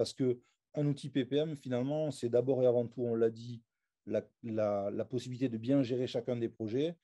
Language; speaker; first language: French; native; French